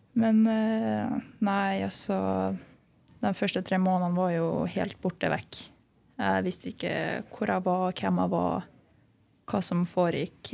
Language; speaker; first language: Norwegian; early bilingual, other home language; Lithuanian